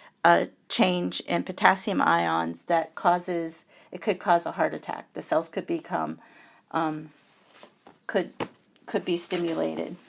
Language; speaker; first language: English; native; English